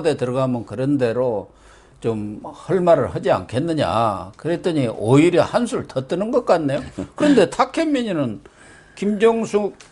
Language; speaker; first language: Korean; native; Korean